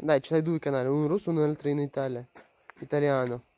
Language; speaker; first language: Italian; non-native, fluent; Russian